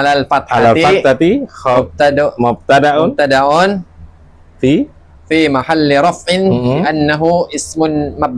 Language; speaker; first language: Arabic; non-native, learner; Indonesian